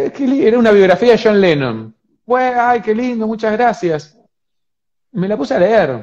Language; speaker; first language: Spanish; native; Spanish